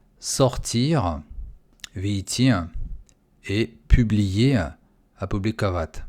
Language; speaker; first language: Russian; non-native, fluent; French